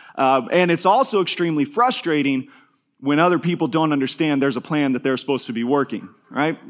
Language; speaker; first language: English; native; English